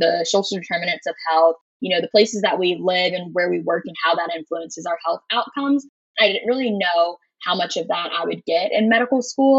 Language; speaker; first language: English; native; English